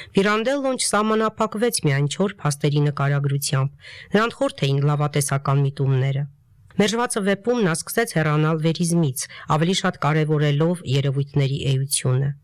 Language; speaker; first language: Armenian; native; Armenian